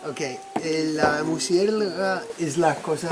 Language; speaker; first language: Spanish; non-native, learner; English